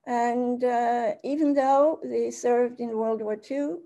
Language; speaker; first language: English; early bilingual, other home language; German